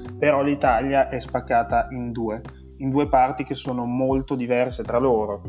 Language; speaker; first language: Italian; native; Italian